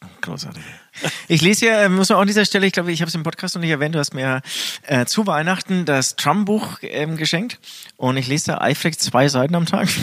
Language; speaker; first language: German; native; German